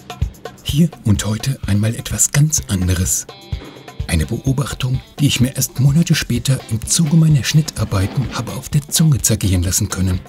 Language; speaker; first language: German; native; German